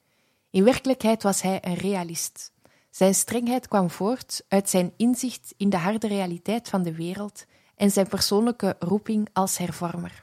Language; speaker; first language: Dutch; native; Dutch